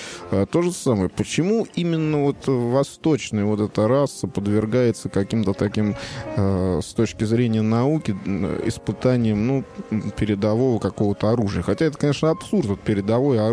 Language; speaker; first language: Russian; native; Russian